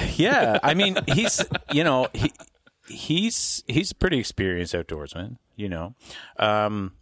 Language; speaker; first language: English; native; English